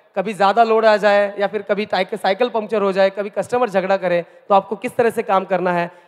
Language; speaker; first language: Hindi; non-native, local second language; Marathi